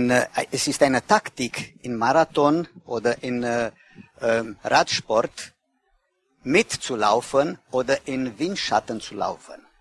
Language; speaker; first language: German; non-native, learner; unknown